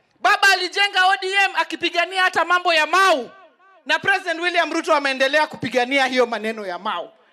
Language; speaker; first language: Swahili; non-native, local second language; Luo (Kenya and Tanzania)